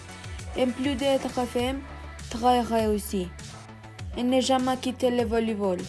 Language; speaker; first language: French; non-native, learner; Spanish